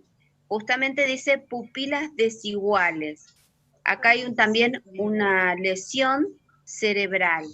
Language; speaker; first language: Spanish; native; Spanish